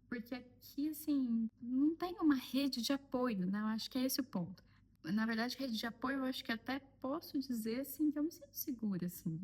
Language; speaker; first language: Portuguese; native; Portuguese